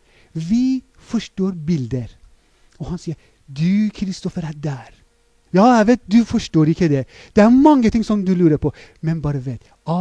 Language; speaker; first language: Norwegian; non-native, fluent; Persian